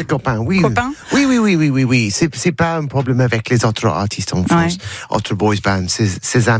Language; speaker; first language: French; non-native, learner; English